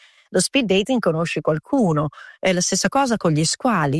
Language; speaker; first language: Italian; early bilingual, heritage; Italian